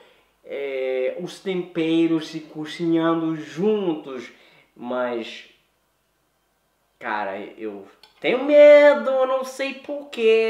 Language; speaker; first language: Portuguese; non-native, fluent; Swedish